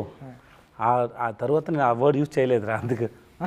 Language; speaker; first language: Telugu; non-native, learner; Tamil